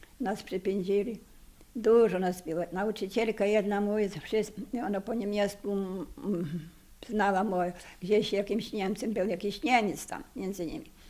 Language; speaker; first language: Polish; non-native, local second language; Ukrainian